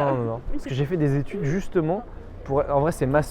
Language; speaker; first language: French; native; French